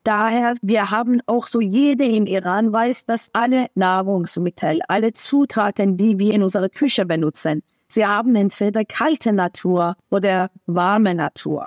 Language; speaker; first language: German; non-native, fluent; Persian